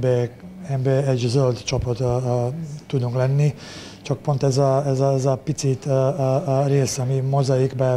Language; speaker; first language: Hungarian; non-native, learner; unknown